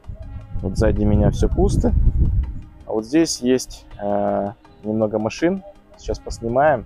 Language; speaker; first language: Russian; native; Russian